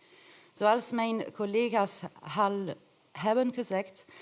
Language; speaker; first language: Dutch; non-native, local second language; French